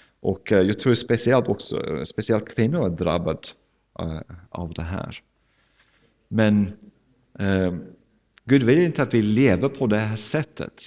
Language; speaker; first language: Swedish; non-native, fluent; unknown